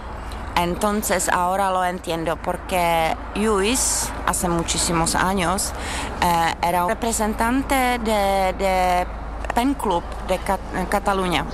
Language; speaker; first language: Spanish; non-native, fluent; Czech